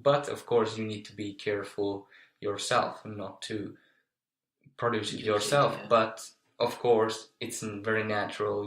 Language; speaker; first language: English; non-native, fluent; Finnish